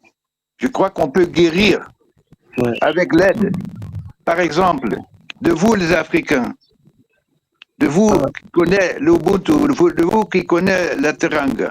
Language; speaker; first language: French; non-native, fluent; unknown